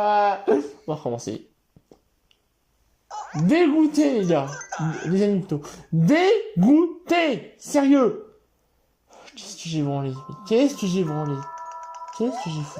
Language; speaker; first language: French; native; French